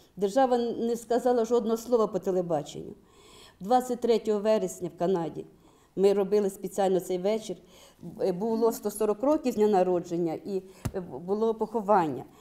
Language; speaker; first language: Ukrainian; native; Ukrainian